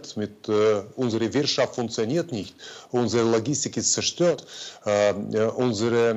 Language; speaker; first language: German; non-native, fluent; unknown